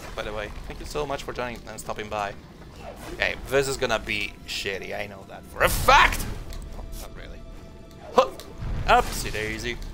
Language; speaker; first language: English; non-native, fluent; Italian